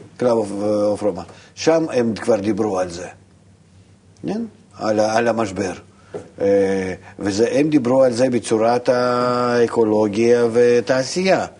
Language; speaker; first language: Hebrew; non-native, fluent; Russian